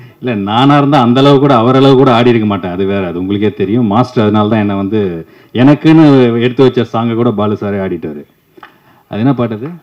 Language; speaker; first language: Tamil; native; Tamil